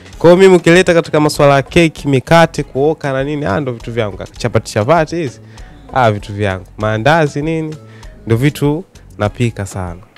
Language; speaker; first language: Swahili; native; Swahili